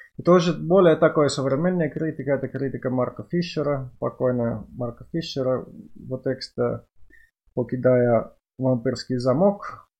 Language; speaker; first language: Russian; non-native, fluent; Finnish